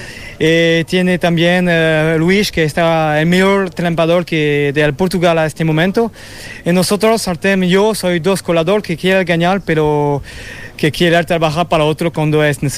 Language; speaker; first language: Portuguese; non-native, learner; Spanish